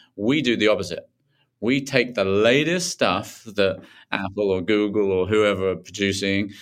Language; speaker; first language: English; native; English